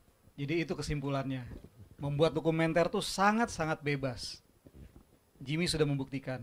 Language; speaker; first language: Indonesian; native; Indonesian